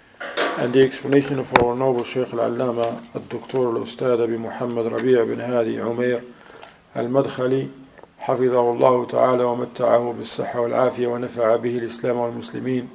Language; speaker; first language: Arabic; non-native, fluent; English